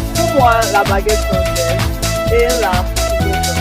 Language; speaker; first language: French; non-native, learner; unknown